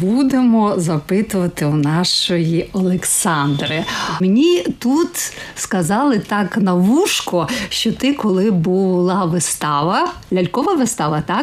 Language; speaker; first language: Ukrainian; native; Ukrainian